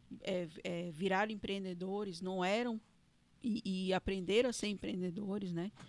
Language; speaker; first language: Portuguese; native; Portuguese